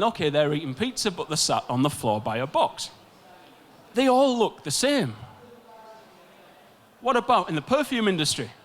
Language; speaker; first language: English; native; English